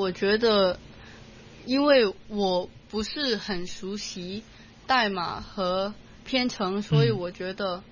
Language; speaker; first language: Chinese; non-native, local second language; Cantonese